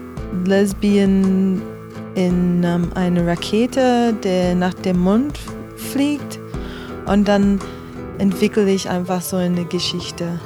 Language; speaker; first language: German; non-native, fluent; English